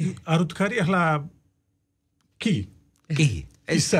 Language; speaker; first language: Georgian; non-native, learner; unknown